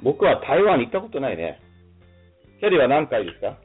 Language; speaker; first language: Japanese; non-native, fluent; English